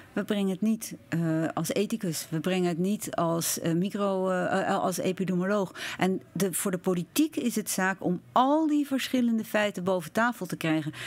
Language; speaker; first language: Dutch; native; Dutch